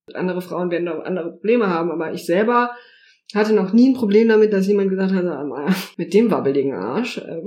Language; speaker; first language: German; native; German